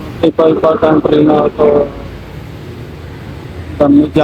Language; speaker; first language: Filipino; non-native, learner; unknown